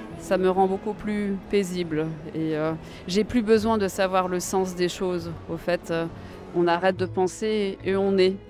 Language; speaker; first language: French; native; French